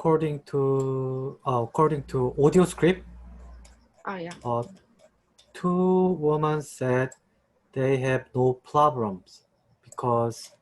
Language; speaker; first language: English; non-native, learner; Korean